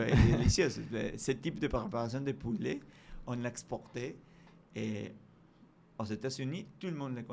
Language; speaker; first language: French; non-native, fluent; Spanish